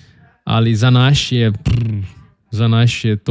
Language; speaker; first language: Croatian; non-native, learner; Portuguese